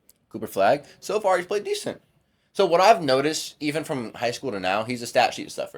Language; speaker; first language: English; native; English